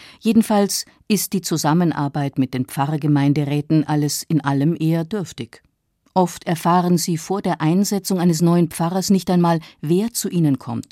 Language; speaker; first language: German; native; German